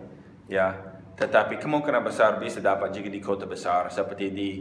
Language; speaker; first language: Indonesian; non-native, fluent; English